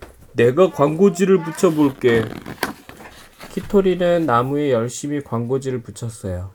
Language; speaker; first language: Korean; native; Korean